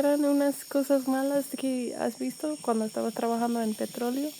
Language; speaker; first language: Spanish; non-native, fluent; English